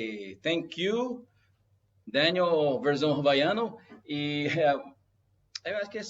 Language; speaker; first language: Portuguese; non-native, fluent; English